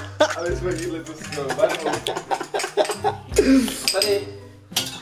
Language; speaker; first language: Czech; native; Czech